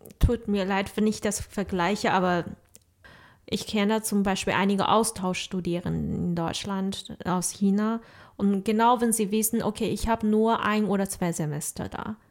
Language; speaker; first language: German; non-native, fluent; Chinese